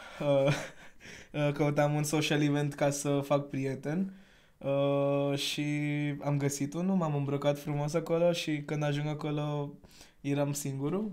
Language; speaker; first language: Romanian; non-native, fluent; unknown